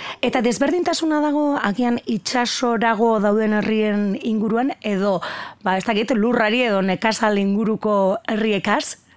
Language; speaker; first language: Basque; native; Basque